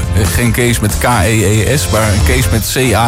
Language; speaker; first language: Dutch; native; Dutch